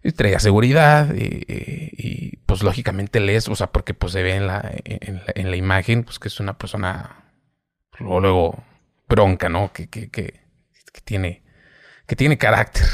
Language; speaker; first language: Spanish; native; Spanish